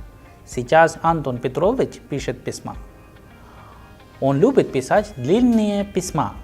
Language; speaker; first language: Russian; non-native, fluent; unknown